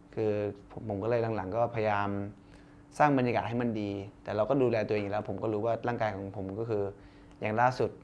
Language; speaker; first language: Thai; early bilingual, other home language; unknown